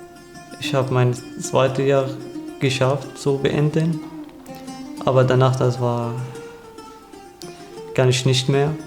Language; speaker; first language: German; non-native, learner; Arabic